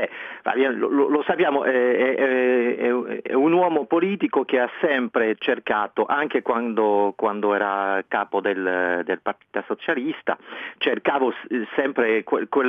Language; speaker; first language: Italian; non-native, fluent; French